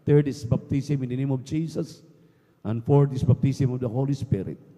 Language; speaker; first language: English; non-native, local second language; Filipino